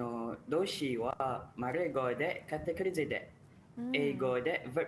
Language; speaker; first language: Japanese; non-native, learner; Malay